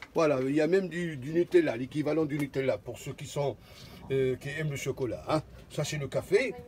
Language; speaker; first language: French; non-native, local second language; Arabic